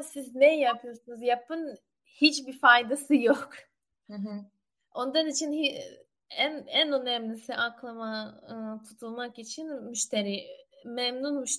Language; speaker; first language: Turkish; non-native, learner; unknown